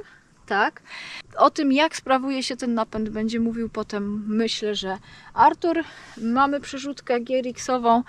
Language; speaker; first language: Polish; native; Polish